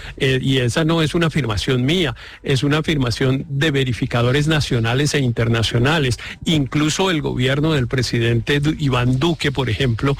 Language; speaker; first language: Spanish; native; Spanish